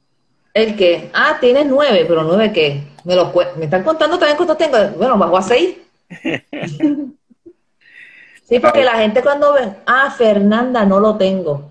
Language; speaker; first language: Spanish; native; Spanish